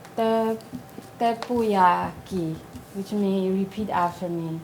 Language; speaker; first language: English; non-native, fluent; Burmese